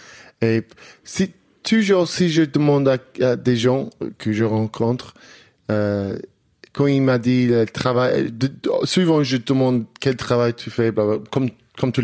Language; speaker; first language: French; non-native, learner; English